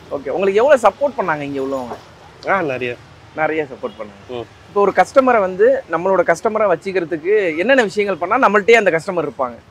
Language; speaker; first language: Tamil; native; Tamil